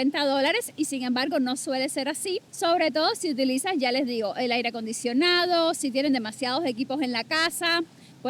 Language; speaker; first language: Spanish; native; Spanish